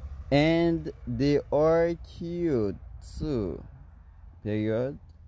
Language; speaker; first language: English; non-native, fluent; Haitian Creole